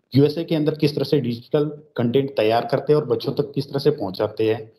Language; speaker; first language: Hindi; native; Hindi